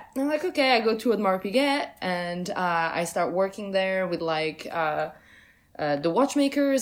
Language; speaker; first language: English; non-native, fluent; Portuguese